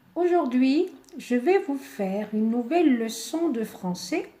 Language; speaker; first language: French; non-native, local second language; Arabic